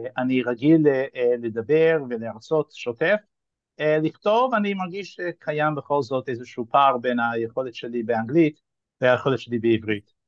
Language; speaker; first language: Hebrew; non-native, fluent; English